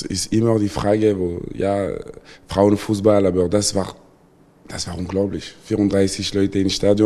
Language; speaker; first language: German; non-native, local second language; French